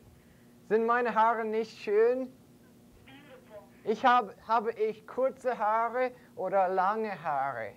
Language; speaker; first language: German; non-native, fluent; English